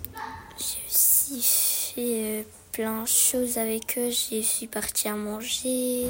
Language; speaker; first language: French; early bilingual, other home language; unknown